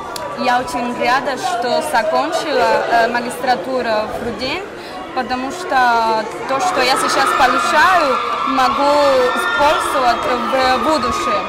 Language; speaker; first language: Russian; non-native, learner; Spanish